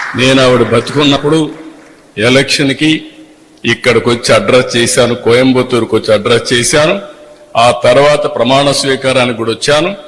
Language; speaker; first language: Telugu; native; Telugu